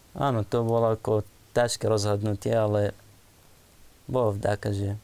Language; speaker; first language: Slovak; non-native, learner; Arabic